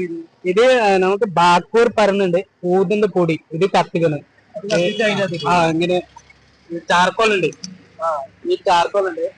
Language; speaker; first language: Malayalam; non-native, learner; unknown